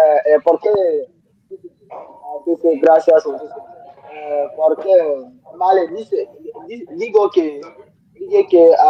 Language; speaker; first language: Spanish; non-native, learner; French